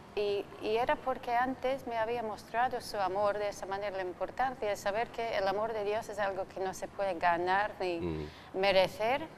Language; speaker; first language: Spanish; non-native, fluent; English